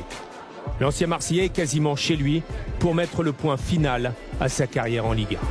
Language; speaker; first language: French; native; French